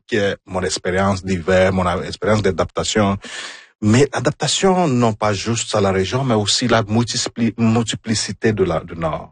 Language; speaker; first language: French; non-native, fluent; Igbo